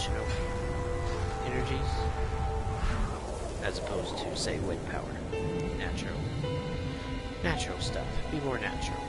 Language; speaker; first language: English; native; English